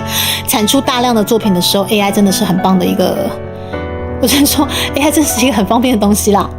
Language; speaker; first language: Chinese; native; Chinese